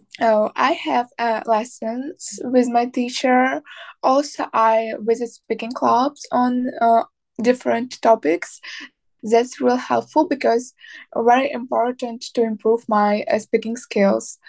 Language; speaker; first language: English; non-native, learner; Ukrainian